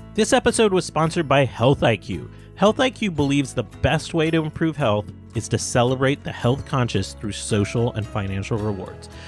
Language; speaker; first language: English; early bilingual, other home language; Hindi